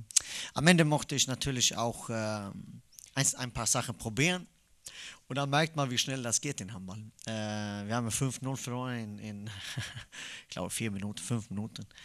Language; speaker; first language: German; non-native, fluent; Swedish